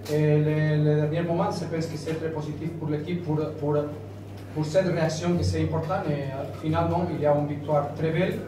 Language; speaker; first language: French; non-native, learner; Spanish